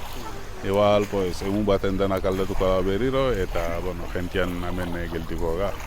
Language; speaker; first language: Basque; non-native, learner; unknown